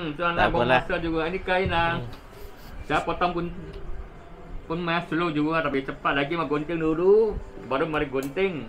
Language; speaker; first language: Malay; non-native, local second language; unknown